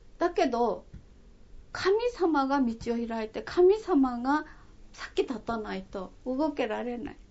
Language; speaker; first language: Japanese; non-native, fluent; Korean